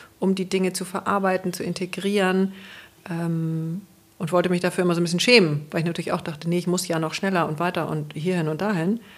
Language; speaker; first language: German; native; German